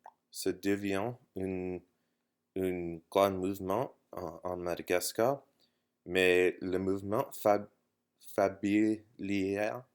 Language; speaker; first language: French; non-native, learner; English